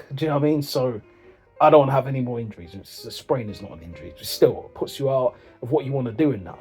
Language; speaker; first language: English; native; English